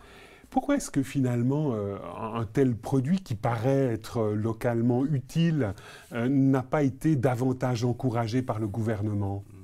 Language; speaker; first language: French; native; French